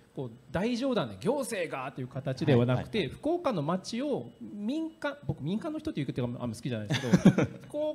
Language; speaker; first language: Japanese; native; Japanese